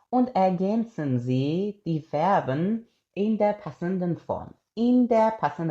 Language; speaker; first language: German; non-native, fluent; Persian